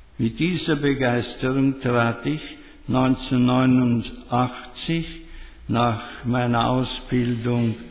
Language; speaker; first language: German; native; German